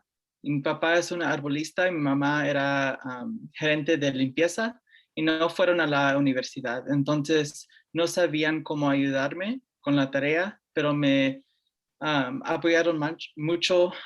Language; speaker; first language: Spanish; early bilingual, heritage; Spanish